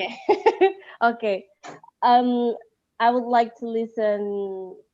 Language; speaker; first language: English; non-native, learner; Indonesian